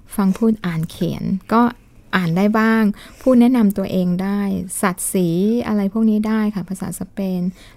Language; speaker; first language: Thai; native; Thai